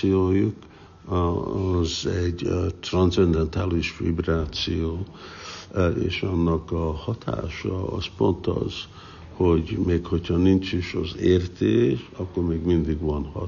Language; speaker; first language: Hungarian; early bilingual, heritage; Hungarian